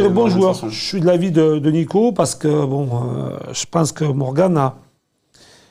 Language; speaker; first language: French; native; French